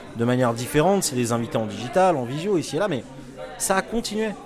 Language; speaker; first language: French; native; French